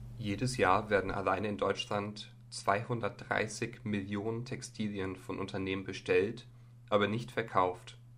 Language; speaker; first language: German; native; German